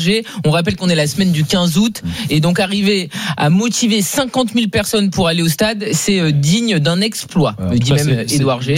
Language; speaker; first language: French; native; French